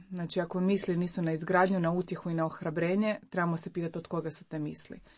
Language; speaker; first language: Croatian; native; Croatian